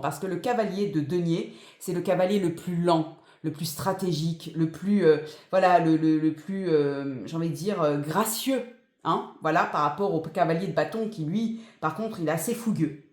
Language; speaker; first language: French; native; French